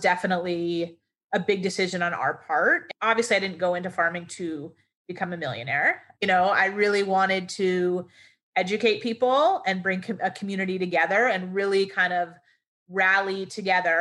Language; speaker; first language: English; native; English